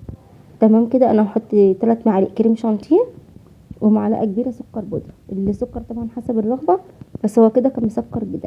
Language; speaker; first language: Arabic; native; Arabic